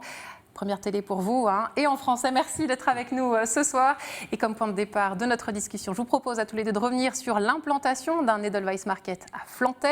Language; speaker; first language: French; native; French